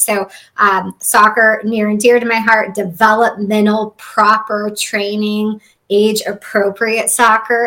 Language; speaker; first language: English; native; English